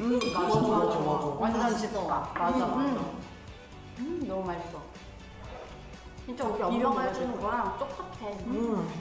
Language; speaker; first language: Korean; non-native, fluent; Mongolian